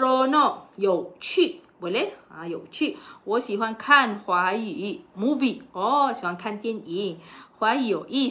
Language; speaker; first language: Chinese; non-native, local second language; Malay